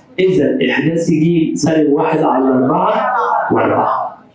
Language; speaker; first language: Arabic; native; Arabic